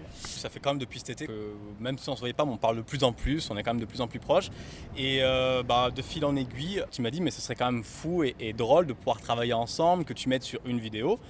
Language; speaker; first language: French; native; French